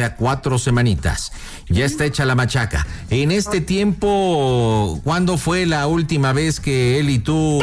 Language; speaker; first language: Spanish; native; Spanish